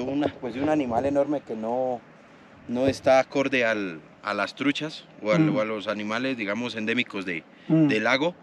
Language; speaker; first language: Spanish; native; Spanish